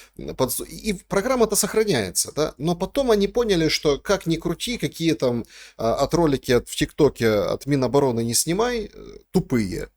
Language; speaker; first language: Russian; native; Russian